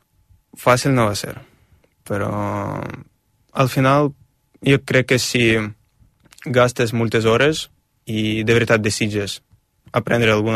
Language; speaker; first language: Catalan; non-native, fluent; Ukrainian